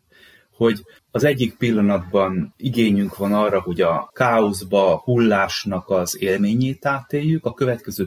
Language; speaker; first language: Hungarian; native; Hungarian